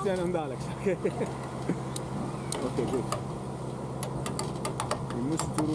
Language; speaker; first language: German; non-native, learner; Italian